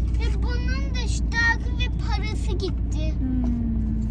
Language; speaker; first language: Turkish; early bilingual, heritage; Turkish